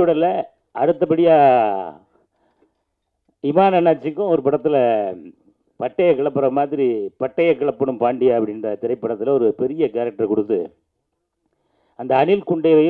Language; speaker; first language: Tamil; native; Tamil